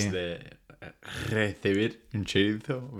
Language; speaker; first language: Spanish; non-native, fluent; English